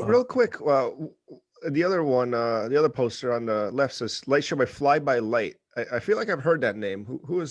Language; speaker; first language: English; native; English